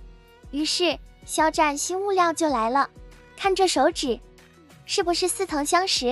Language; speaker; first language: Chinese; native; Chinese